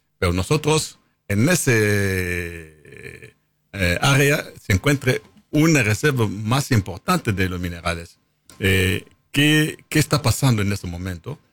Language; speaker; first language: Spanish; non-native, fluent; Lingala